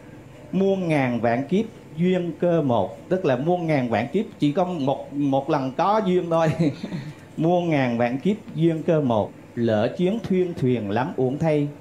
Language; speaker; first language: Vietnamese; native; Vietnamese